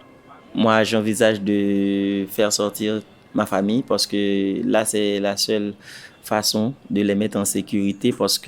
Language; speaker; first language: French; non-native, local second language; Haitian Creole